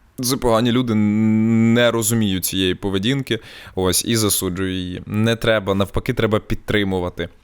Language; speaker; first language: Ukrainian; non-native, local second language; Russian